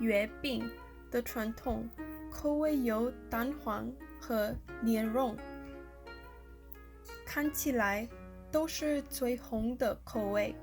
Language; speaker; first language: Chinese; non-native, learner; English